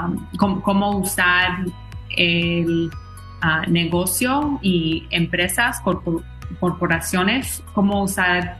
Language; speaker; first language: Spanish; early bilingual, heritage; Spanish